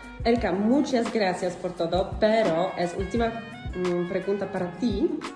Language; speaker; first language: Spanish; non-native, learner; Polish